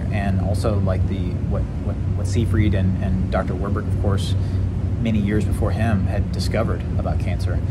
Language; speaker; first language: English; native; English